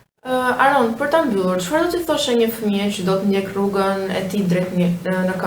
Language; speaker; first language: Albanian; native; Albanian